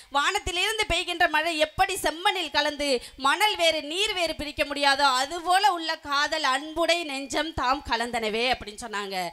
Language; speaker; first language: Tamil; native; Tamil